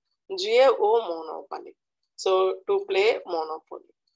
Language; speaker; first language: English; non-native, local second language; Telugu